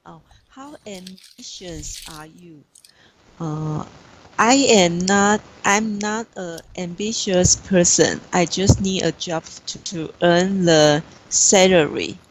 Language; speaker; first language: English; non-native, learner; Chinese